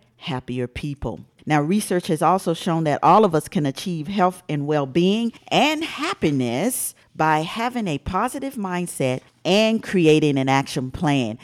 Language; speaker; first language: English; native; English